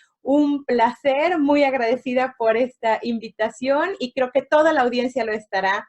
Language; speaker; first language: Spanish; native; Spanish